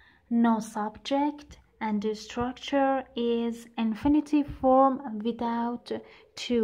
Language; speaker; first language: English; non-native, fluent; Persian